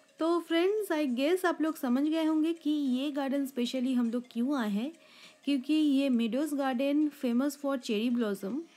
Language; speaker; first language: Hindi; non-native, local second language; Bangla